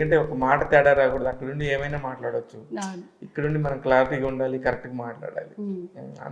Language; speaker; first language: Telugu; native; Telugu